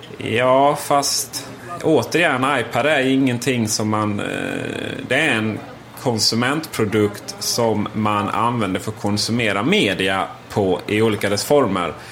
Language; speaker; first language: Swedish; native; Swedish